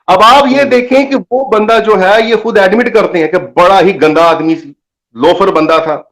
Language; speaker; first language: Urdu; non-native, local second language; Punjabi